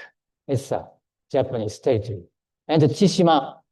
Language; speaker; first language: English; non-native, fluent; Japanese